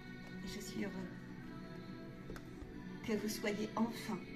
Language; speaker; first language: French; native; French